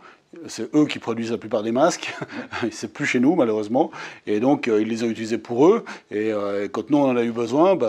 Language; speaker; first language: French; native; French